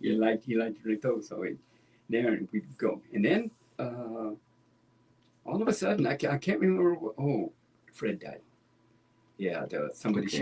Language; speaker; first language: English; native; English